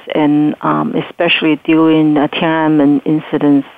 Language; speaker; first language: English; non-native, fluent; Chinese